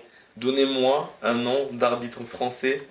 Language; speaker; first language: French; native; French